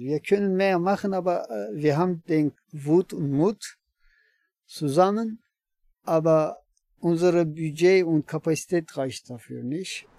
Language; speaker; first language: German; non-native, learner; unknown